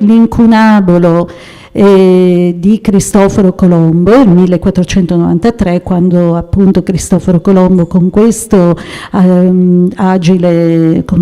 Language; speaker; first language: Italian; native; Italian